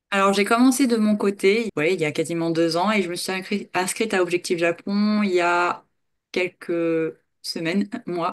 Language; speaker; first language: French; native; French